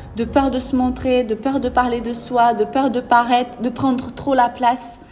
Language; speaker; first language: French; early bilingual, other home language; Portuguese